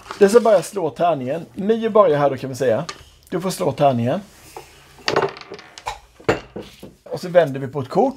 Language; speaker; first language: Swedish; native; Swedish